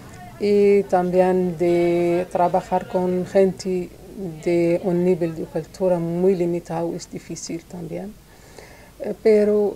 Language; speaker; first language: Spanish; non-native, local second language; Arabic